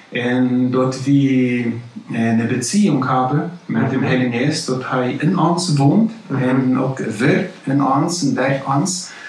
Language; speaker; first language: German; non-native, learner; Plautdietsch